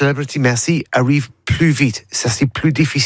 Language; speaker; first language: French; non-native, learner; English